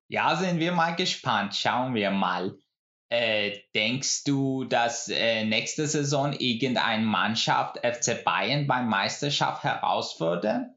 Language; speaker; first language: German; non-native, fluent; Persian